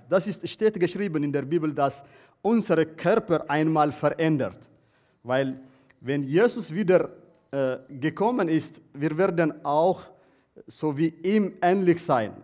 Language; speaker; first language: German; non-native, learner; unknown